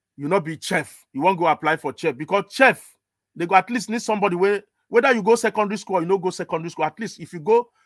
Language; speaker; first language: English; non-native, local second language; Igbo